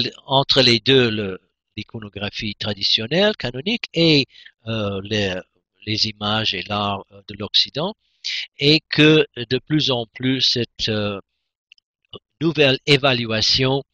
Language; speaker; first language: French; non-native, fluent; English